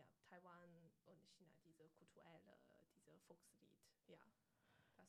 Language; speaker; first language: German; non-native, learner; Chinese